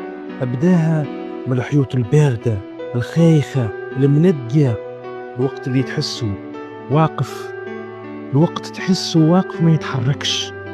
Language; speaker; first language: Arabic; native; Arabic